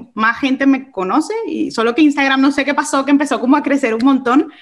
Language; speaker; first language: Spanish; native; Spanish